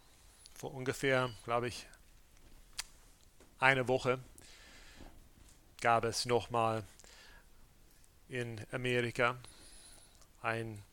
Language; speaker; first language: German; non-native, fluent; English